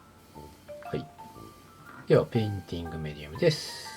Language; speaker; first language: Japanese; native; Japanese